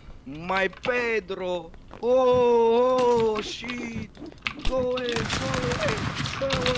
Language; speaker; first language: English; non-native, learner; Romanian